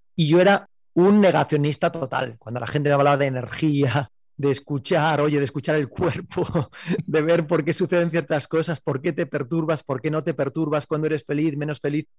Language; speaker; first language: Spanish; native; Spanish